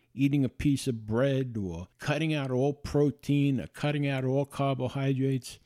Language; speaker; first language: English; native; English